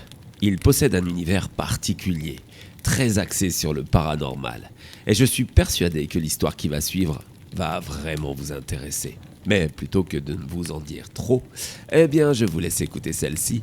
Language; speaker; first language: French; native; French